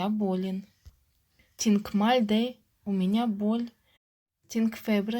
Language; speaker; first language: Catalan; non-native, fluent; Russian